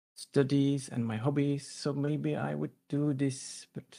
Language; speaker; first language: English; non-native, fluent; Dutch